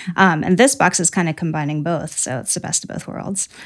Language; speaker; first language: English; native; English